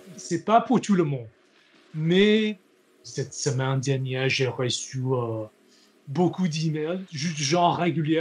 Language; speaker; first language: French; non-native, learner; English